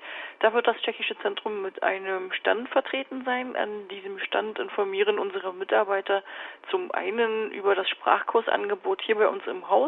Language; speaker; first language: German; native; German